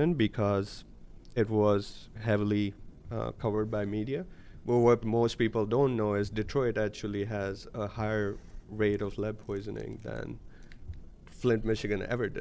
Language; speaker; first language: English; non-native, local second language; Gujarati